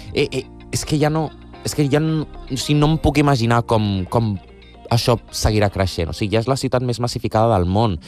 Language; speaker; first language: Catalan; non-native, local second language; Spanish